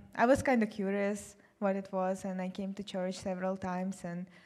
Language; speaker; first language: English; non-native, fluent; Russian